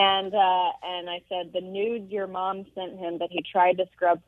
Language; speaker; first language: English; native; English